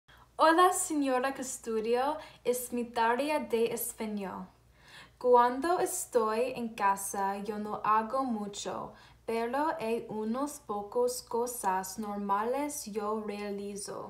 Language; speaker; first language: Spanish; non-native, learner; English